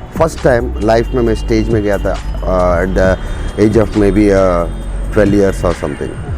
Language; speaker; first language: Hindi; non-native, local second language; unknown